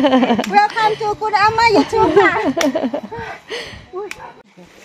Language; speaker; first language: English; non-native, learner; Thai